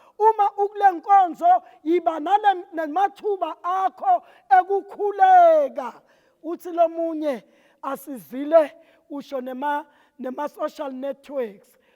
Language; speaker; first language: Zulu; non-native, local second language; Swati